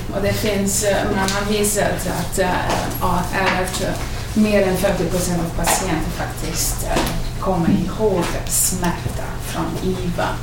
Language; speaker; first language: Swedish; non-native, fluent; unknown